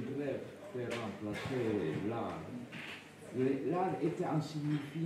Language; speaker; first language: French; non-native, fluent; Spanish